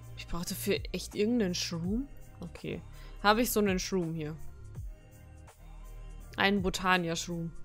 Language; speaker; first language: German; native; German